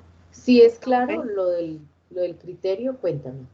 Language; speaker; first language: Spanish; native; Spanish